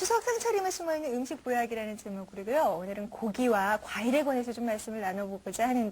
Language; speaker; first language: Korean; native; Korean